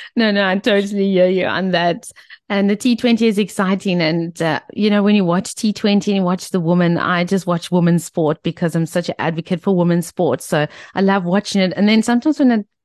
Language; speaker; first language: English; native; English